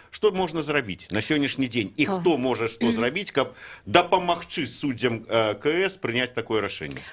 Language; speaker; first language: Belarusian; native; Belarusian